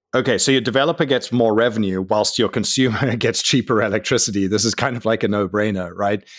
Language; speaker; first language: English; native; English